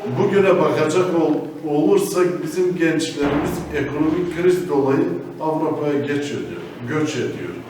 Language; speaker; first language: Turkish; native; Turkish